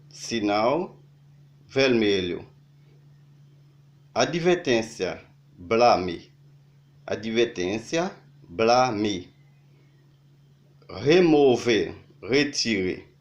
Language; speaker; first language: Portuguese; non-native, learner; Haitian Creole